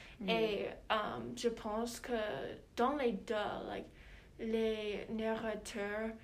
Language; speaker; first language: French; non-native, learner; English